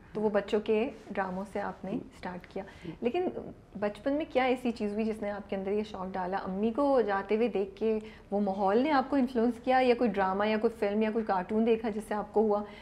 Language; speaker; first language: Urdu; native; Urdu